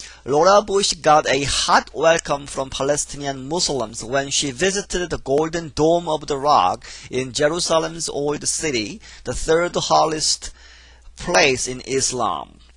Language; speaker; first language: English; non-native, fluent; Korean